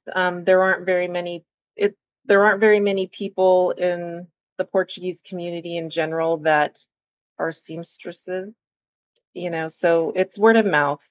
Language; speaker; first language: English; native; English